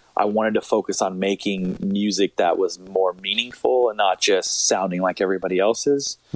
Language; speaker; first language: English; native; English